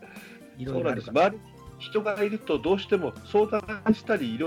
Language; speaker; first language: Japanese; native; Japanese